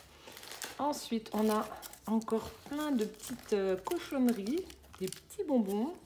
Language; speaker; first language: French; native; French